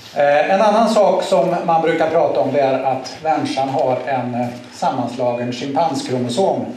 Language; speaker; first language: Swedish; native; Swedish